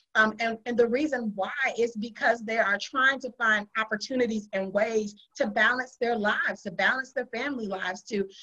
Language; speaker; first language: English; native; English